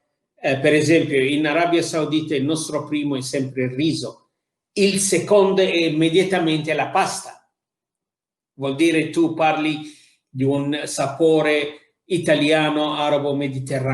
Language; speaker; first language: Italian; non-native, fluent; Arabic